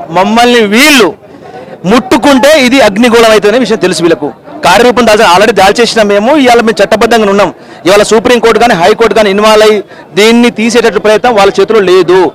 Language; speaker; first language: Telugu; non-native, local second language; Lambadi